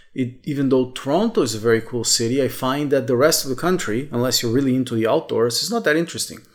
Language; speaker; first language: English; non-native, fluent; Portuguese